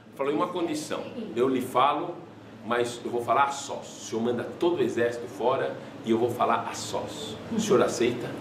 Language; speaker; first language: Portuguese; non-native, fluent; French